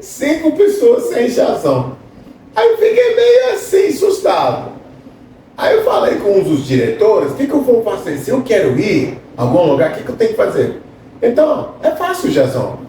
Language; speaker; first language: Portuguese; non-native, fluent; English